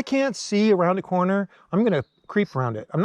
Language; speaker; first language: English; native; English